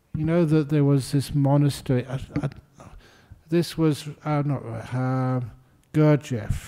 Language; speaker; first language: English; native; English